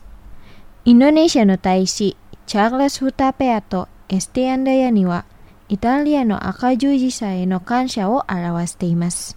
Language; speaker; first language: Japanese; non-native, fluent; Indonesian